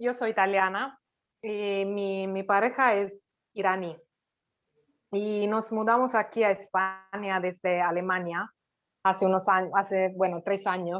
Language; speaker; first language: Spanish; non-native, fluent; Italian